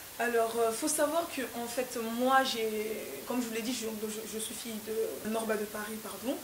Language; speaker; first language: French; non-native, local second language; Lingala